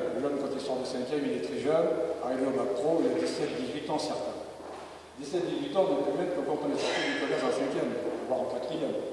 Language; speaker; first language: French; native; French